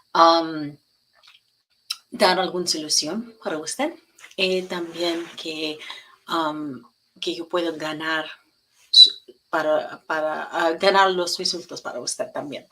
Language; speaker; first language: Spanish; non-native, learner; English